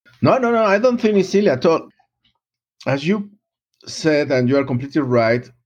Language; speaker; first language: English; non-native, fluent; Spanish